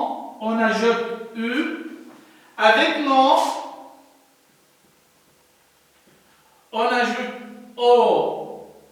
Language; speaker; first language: French; non-native, learner; Arabic